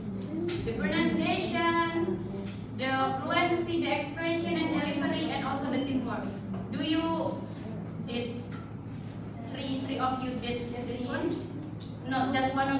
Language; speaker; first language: English; non-native, fluent; Indonesian